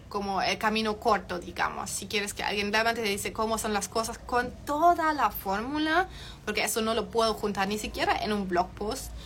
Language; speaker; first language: Spanish; non-native, fluent; German